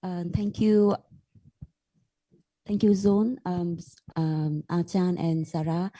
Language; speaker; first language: English; non-native, learner; Vietnamese